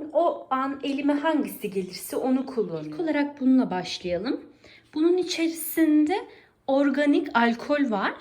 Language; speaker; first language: Turkish; early bilingual, heritage; Turkish